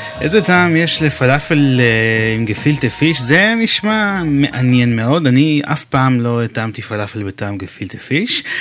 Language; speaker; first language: Hebrew; native; Hebrew